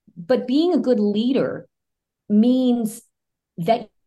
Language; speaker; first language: English; early bilingual, other home language; Spanish